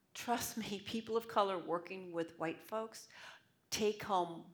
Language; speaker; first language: English; native; English